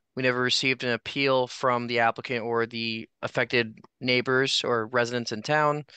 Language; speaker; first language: English; native; English